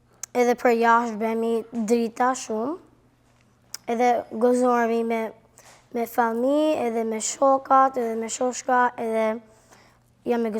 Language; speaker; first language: Albanian; early bilingual, other home language; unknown